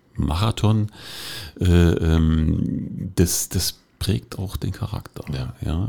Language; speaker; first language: German; native; German